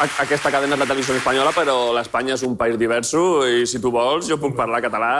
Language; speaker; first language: Catalan; non-native, local second language; Spanish